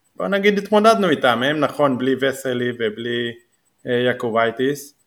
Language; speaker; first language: Hebrew; native; Hebrew